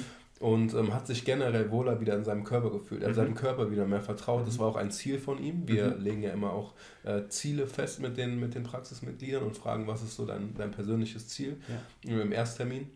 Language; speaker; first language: German; native; German